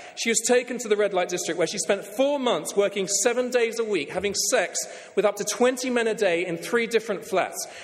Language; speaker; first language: English; native; English